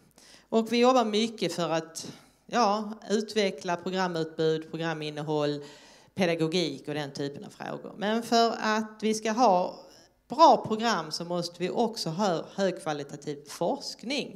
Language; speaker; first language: Swedish; native; Swedish